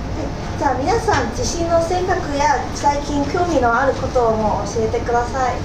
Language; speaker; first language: Japanese; non-native, fluent; Cantonese